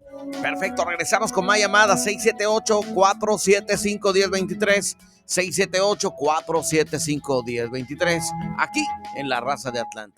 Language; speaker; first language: Spanish; native; Spanish